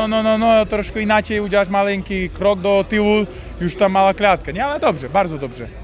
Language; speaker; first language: Polish; non-native, learner; Uzbek